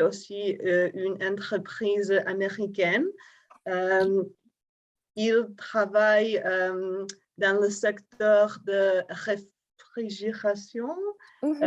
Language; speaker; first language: French; non-native, fluent; Czech